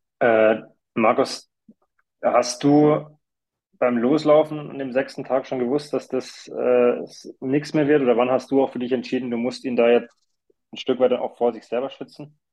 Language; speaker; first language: German; native; German